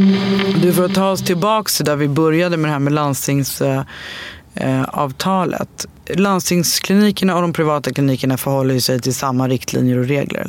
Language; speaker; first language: Swedish; native; Swedish